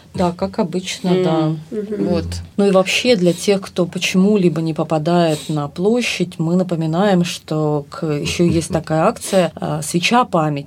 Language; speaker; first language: Russian; native; Russian